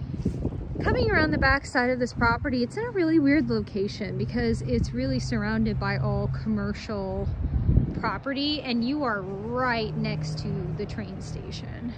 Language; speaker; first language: English; native; English